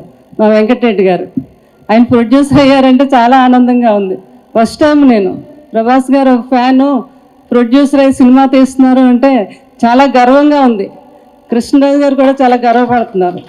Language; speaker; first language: Telugu; native; Telugu